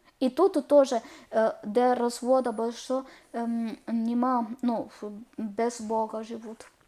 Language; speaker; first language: Ukrainian; non-native, learner; Malayalam